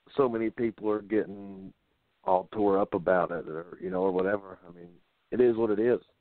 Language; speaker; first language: English; native; English